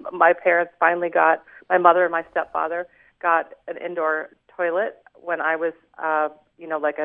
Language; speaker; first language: English; native; English